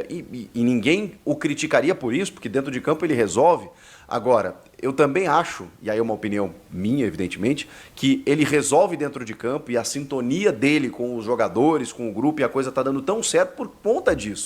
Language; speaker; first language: Portuguese; native; Portuguese